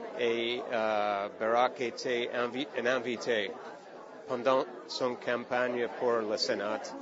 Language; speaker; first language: French; non-native, fluent; English